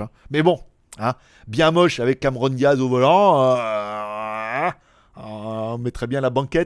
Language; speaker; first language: French; native; French